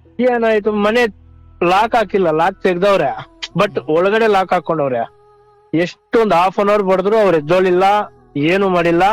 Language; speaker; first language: Kannada; non-native, local second language; Telugu